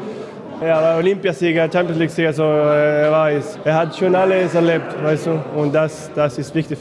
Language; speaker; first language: German; non-native, fluent; Spanish